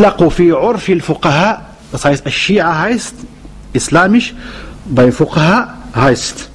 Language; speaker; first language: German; non-native, learner; Arabic